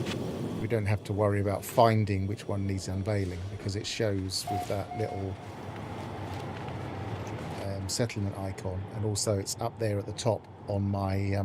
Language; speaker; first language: English; native; English